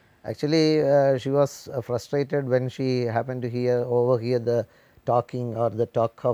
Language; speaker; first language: English; non-native, local second language; Malayalam